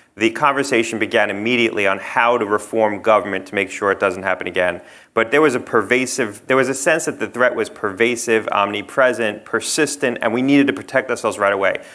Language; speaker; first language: English; native; English